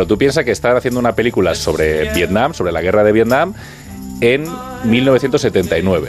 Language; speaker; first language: Spanish; native; Spanish